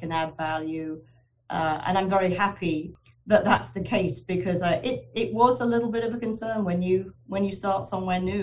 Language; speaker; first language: English; native; English